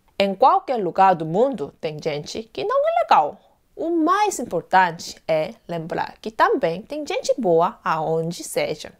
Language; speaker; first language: Portuguese; non-native, fluent; Korean